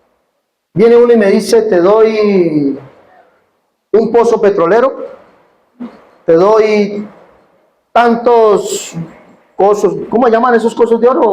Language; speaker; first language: Spanish; native; Spanish